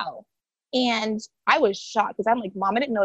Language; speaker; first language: English; early bilingual, other home language; Haitian Creole